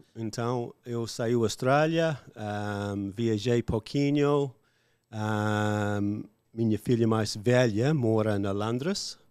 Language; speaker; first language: Portuguese; non-native, learner; English